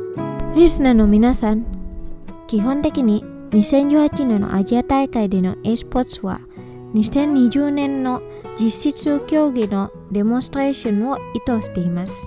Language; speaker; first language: Japanese; non-native, fluent; Indonesian